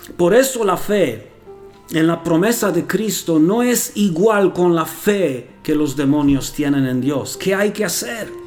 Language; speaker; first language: Spanish; non-native, fluent; Romanian